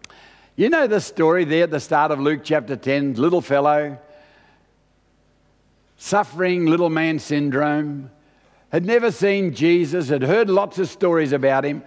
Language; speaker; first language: English; native; English